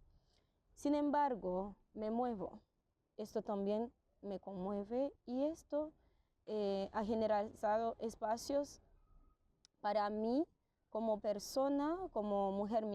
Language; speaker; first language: Spanish; non-native, fluent; Haitian Creole